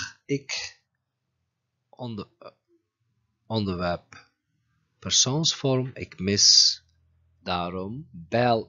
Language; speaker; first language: Dutch; non-native, fluent; Turkish